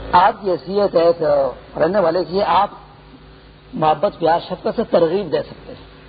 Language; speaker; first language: Urdu; non-native, local second language; Pashto